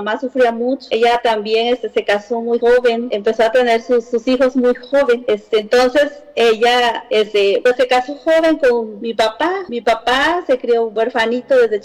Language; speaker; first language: Spanish; native; Spanish